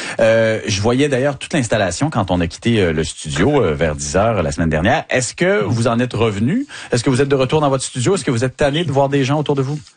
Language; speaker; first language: French; native; French